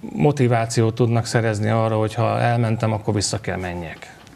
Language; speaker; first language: Hungarian; native; Hungarian